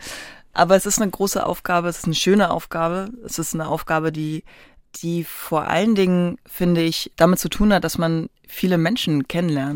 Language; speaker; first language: German; native; German